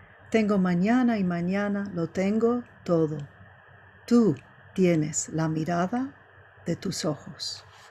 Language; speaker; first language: Spanish; early bilingual, heritage; Spanish